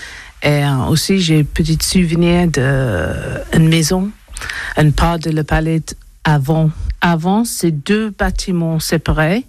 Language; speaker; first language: French; non-native, learner; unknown